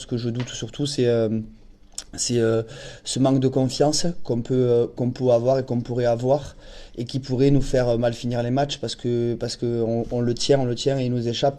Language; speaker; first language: French; native; French